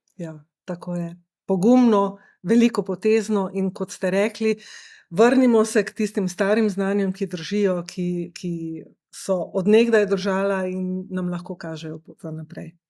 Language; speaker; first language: Slovenian; native; Slovenian